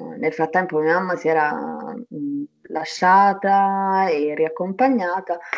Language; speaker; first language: Italian; early bilingual, other home language; German